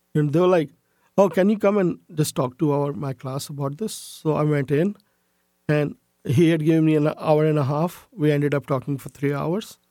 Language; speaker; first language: English; non-native, local second language; Urdu